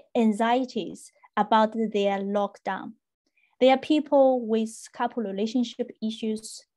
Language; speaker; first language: English; non-native, fluent; Chinese